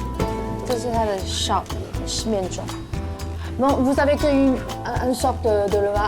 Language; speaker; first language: French; non-native, fluent; Chinese